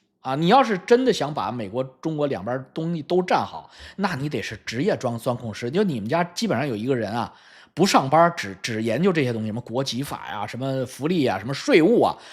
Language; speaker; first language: Chinese; native; Chinese